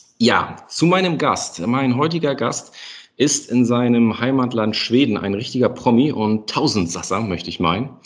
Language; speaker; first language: German; native; German